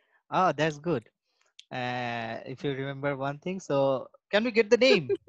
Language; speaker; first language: English; non-native, local second language; Bangla